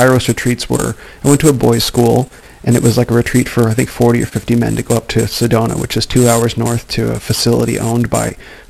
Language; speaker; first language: English; native; English